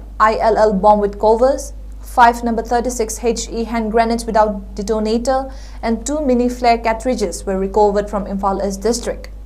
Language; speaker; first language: English; non-native, local second language; Manipuri